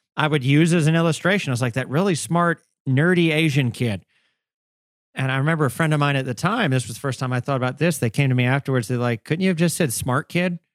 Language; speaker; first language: English; native; English